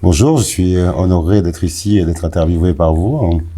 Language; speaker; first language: French; native; French